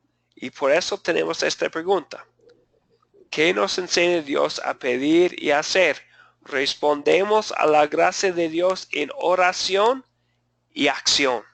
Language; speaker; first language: Spanish; non-native, fluent; English